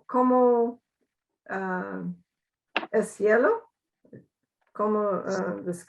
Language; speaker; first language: Spanish; non-native, learner; English